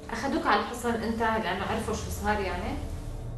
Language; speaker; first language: Arabic; native; Arabic